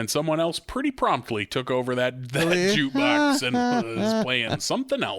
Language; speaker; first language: English; native; English